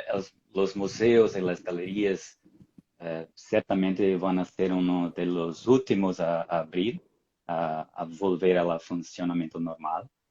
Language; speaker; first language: Spanish; non-native, fluent; Portuguese